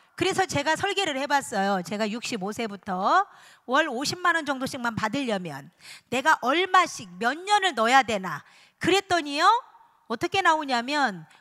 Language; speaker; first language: Korean; native; Korean